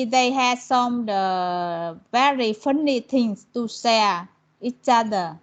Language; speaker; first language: English; non-native, learner; Vietnamese